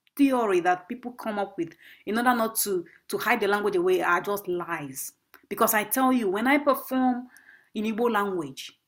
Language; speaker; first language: English; non-native, local second language; Igbo